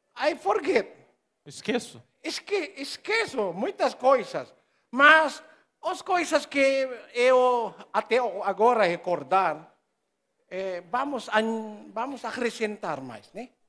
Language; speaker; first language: Portuguese; non-native, learner; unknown